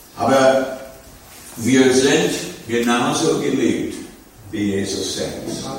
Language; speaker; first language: German; non-native, fluent; English